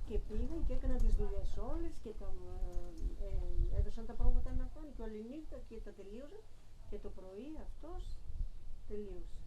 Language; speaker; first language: Greek; native; Greek